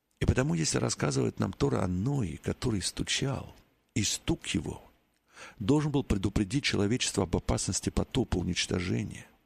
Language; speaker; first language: Russian; native; Russian